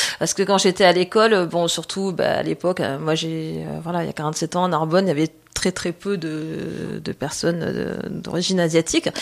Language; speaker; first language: French; native; French